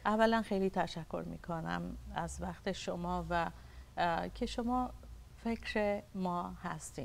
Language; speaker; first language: Persian; non-native, local second language; Armenian